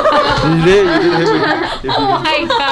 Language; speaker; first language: English; non-native, fluent; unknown